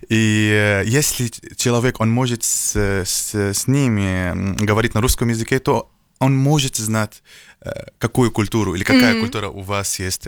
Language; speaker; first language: Russian; non-native, learner; Arabic